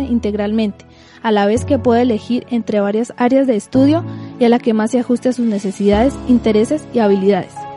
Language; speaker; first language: Spanish; native; Spanish